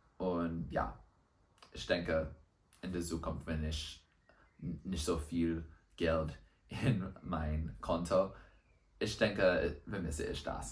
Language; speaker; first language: German; non-native, learner; English